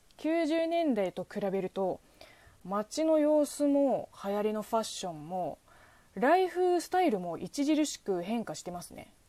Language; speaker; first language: Japanese; non-native, fluent; Chinese